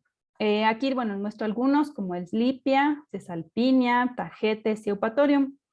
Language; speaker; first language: Spanish; native; Spanish